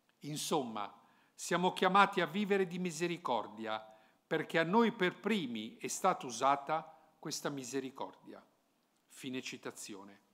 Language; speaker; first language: Italian; native; Italian